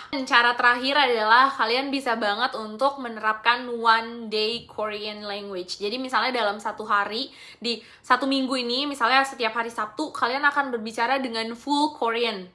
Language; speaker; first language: Indonesian; native; Indonesian